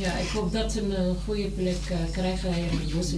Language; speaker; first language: Dutch; non-native, learner; Arabic